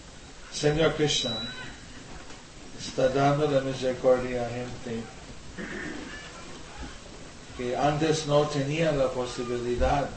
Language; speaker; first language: Spanish; non-native, learner; English